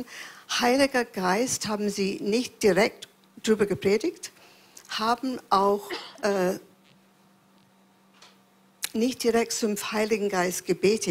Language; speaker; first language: German; non-native, fluent; English